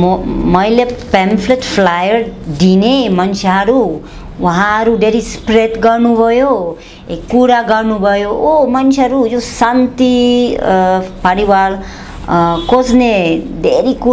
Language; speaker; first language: Nepali; non-native, learner; Dutch